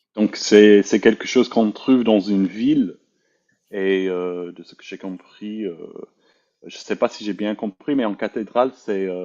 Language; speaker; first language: French; non-native, fluent; English